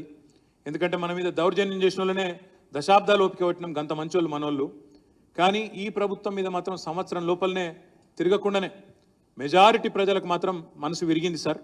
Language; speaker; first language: Telugu; native; Telugu